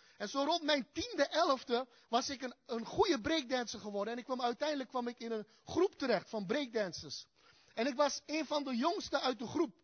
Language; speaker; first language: Dutch; early bilingual, other home language; Turkish